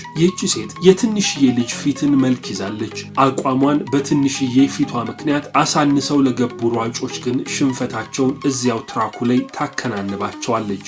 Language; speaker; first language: Amharic; native; Amharic